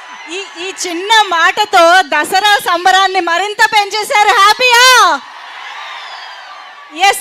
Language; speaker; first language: Telugu; native; Telugu